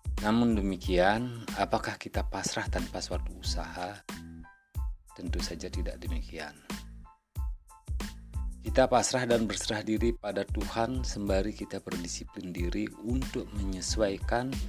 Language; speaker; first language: Indonesian; native; Indonesian